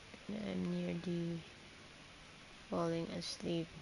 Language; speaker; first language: English; non-native, local second language; Filipino